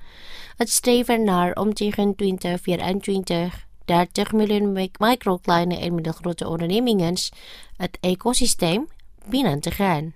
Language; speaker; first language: Dutch; non-native, fluent; Indonesian